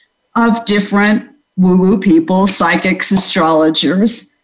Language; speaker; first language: English; native; English